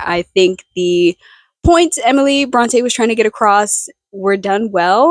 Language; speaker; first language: English; native; English